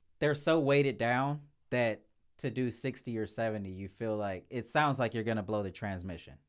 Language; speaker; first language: English; native; English